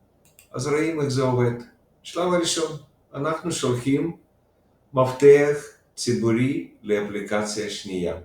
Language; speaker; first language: Hebrew; non-native, fluent; Russian